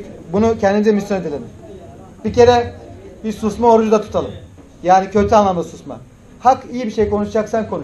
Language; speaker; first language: Turkish; native; Turkish